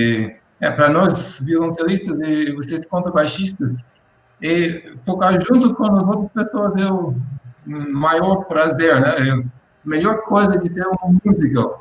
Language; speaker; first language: Portuguese; non-native, fluent; English